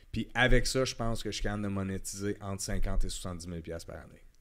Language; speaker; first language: French; native; French